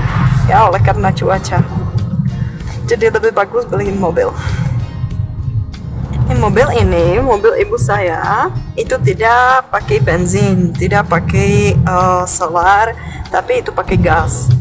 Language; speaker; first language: Indonesian; non-native, fluent; Czech